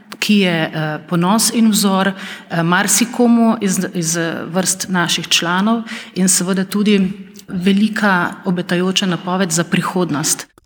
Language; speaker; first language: Slovenian; native; Slovenian